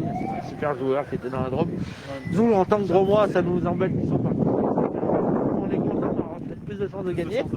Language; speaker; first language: French; native; French